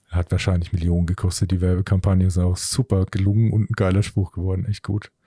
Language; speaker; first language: German; native; German